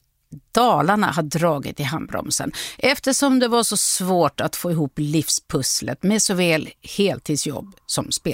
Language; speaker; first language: Swedish; native; Swedish